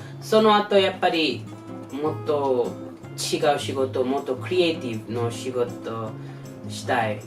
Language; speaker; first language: Japanese; non-native, learner; English